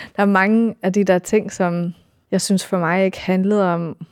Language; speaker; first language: Danish; early bilingual, other home language; English